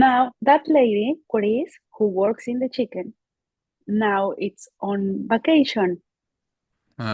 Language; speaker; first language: English; non-native, learner; Spanish